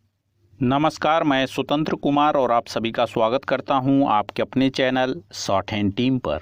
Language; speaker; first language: Hindi; native; Hindi